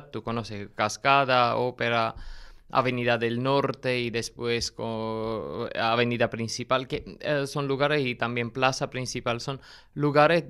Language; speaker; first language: Spanish; non-native, learner; Armenian